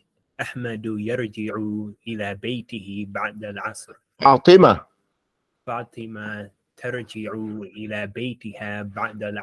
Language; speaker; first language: Arabic; non-native, learner; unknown